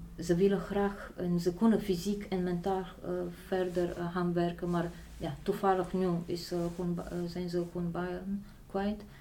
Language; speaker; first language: Dutch; non-native, fluent; Polish